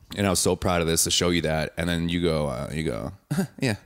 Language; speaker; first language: English; native; English